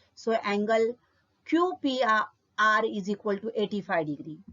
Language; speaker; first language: English; non-native, local second language; Marathi